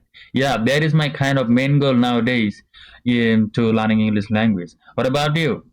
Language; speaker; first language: English; non-native, learner; Bangla